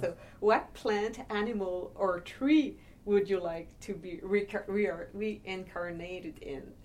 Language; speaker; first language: English; non-native, fluent; French